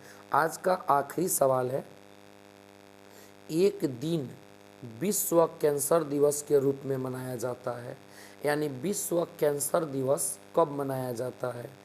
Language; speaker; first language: Hindi; native; Hindi